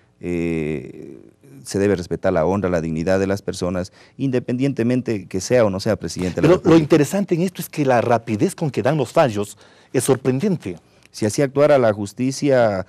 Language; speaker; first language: Spanish; native; Spanish